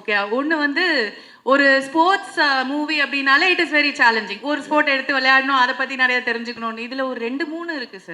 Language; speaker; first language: Tamil; native; Tamil